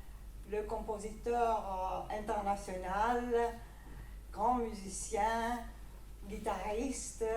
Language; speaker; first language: French; non-native, fluent; Greek